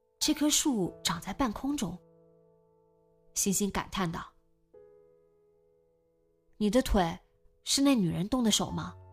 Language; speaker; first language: Chinese; native; Chinese